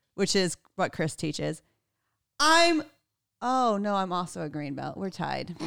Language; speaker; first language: English; native; English